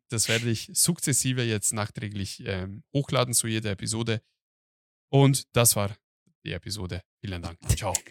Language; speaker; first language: German; non-native, fluent; Hungarian